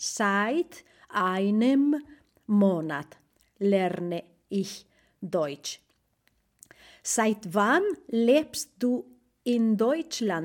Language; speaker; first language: German; non-native, fluent; Spanish